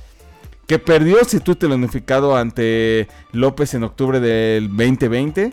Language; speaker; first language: Spanish; native; Spanish